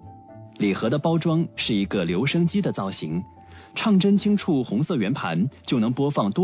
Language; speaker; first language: Chinese; native; Chinese